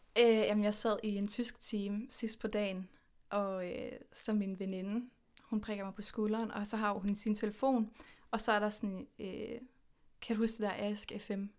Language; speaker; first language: Danish; native; Danish